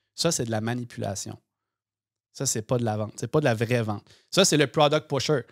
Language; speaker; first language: French; native; French